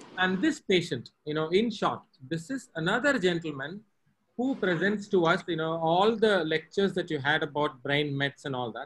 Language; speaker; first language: English; non-native, local second language; Tamil